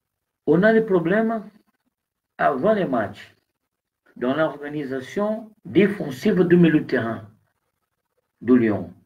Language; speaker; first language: French; non-native, learner; Portuguese